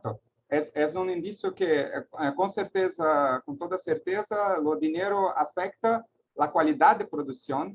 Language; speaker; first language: Spanish; non-native, learner; Portuguese